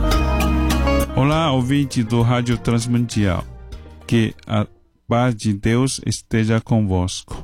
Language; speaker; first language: Portuguese; non-native, fluent; Chinese